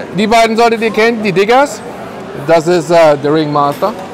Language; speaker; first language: German; native; German